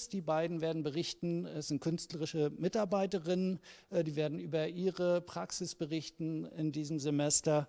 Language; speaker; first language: German; native; German